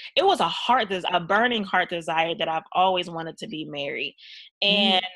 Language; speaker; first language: English; native; English